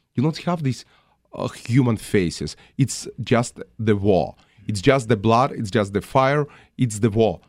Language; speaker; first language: English; non-native, fluent; Russian